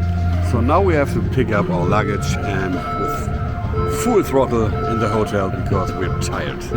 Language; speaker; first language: English; non-native, fluent; German